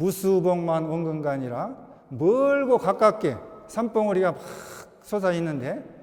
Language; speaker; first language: Korean; native; Korean